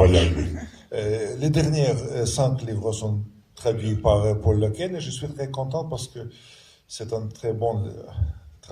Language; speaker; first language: French; non-native, fluent; Russian